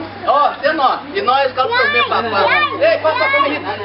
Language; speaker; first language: Norwegian; non-native, learner; Portuguese